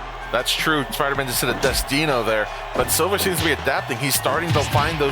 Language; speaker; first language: English; native; English